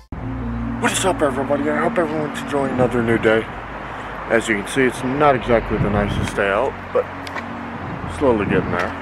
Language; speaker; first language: English; native; English